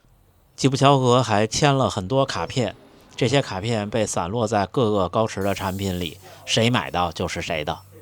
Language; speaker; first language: Chinese; native; Chinese